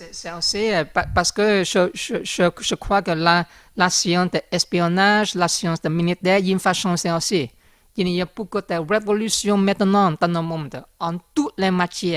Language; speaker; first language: French; non-native, learner; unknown